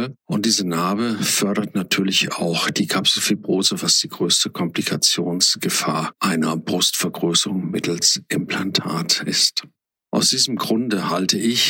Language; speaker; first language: German; native; German